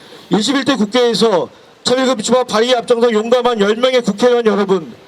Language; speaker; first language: Korean; native; Korean